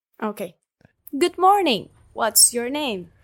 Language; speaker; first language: English; non-native, learner; Spanish